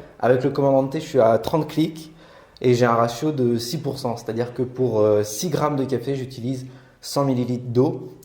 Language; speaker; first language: French; native; French